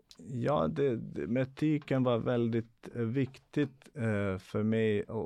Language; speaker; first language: Swedish; non-native, fluent; Bosnian